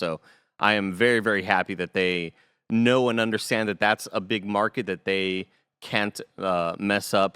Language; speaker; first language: English; native; English